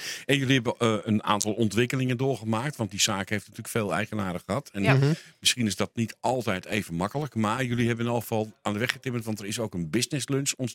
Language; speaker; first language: Dutch; native; Dutch